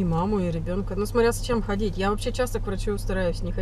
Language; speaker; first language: Russian; native; Russian